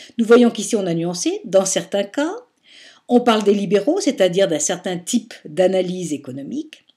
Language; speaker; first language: French; native; French